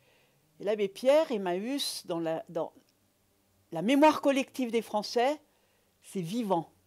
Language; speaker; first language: French; native; French